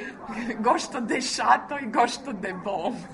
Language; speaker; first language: Portuguese; non-native, learner; Croatian